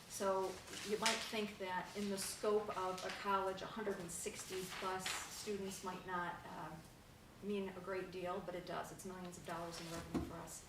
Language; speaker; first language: English; native; English